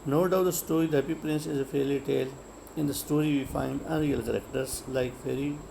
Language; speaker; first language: English; non-native, local second language; Urdu